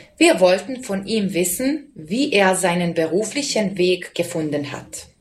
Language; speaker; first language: German; non-native, fluent; Serbian